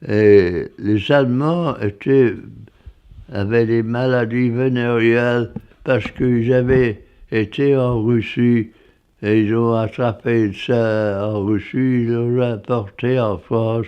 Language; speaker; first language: French; non-native, fluent; English